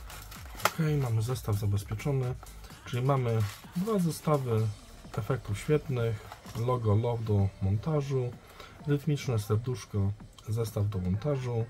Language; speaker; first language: Polish; native; Polish